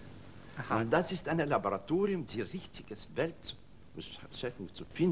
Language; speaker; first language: German; non-native, learner; Russian